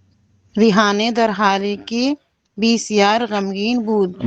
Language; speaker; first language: Persian; non-native, learner; Urdu